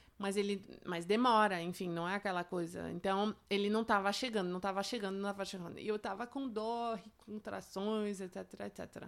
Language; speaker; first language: Portuguese; non-native, fluent; French